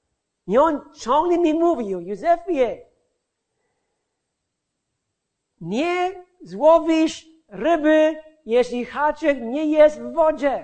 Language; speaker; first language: Polish; non-native, fluent; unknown